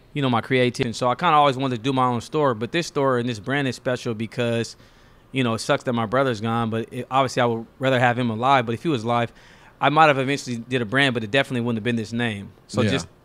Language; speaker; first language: English; native; English